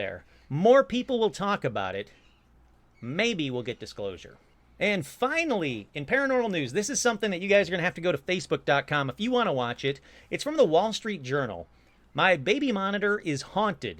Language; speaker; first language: English; native; English